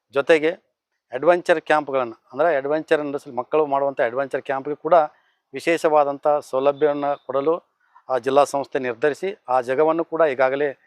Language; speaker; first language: Kannada; native; Kannada